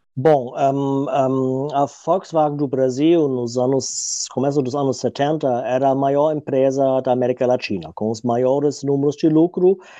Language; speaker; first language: Portuguese; non-native, fluent; German